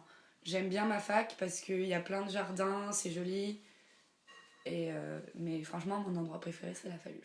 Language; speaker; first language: French; native; French